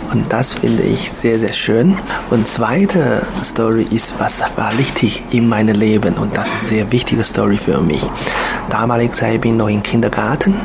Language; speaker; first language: German; non-native, learner; Chinese